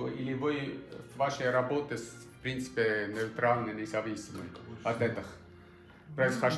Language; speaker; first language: Russian; non-native, fluent; German